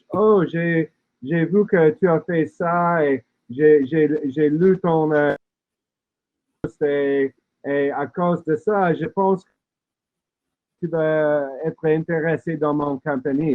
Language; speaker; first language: French; non-native, learner; English